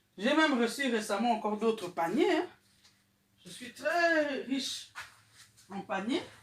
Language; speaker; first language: French; non-native, local second language; Lingala